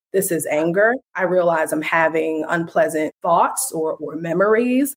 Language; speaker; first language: English; native; English